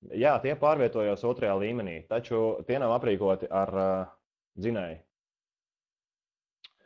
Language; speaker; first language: Latvian; native; Latvian